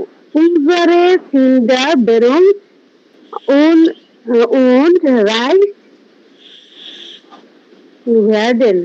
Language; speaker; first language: German; non-native, learner; Bangla